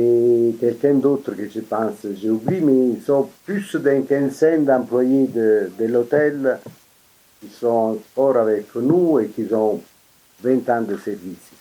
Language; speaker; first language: French; non-native, fluent; Italian